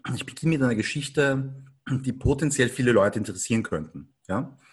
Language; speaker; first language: German; native; German